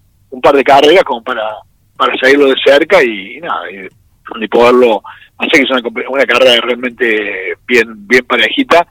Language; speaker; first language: Spanish; native; Spanish